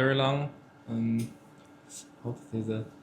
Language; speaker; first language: English; non-native, learner; Chinese